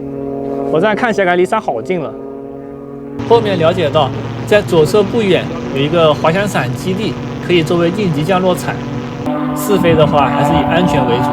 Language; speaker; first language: Chinese; native; Chinese